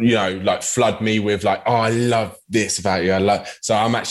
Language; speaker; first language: English; native; English